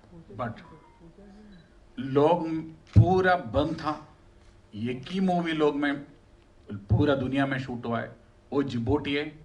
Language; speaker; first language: Hindi; non-native, local second language; Malayalam